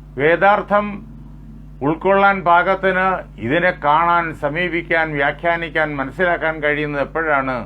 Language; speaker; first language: Malayalam; native; Malayalam